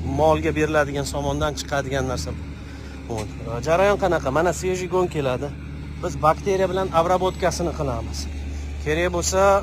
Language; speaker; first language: Uzbek; non-native, local second language; Russian